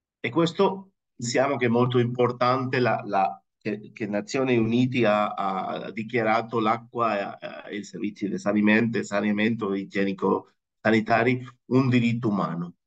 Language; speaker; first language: Italian; non-native, fluent; Spanish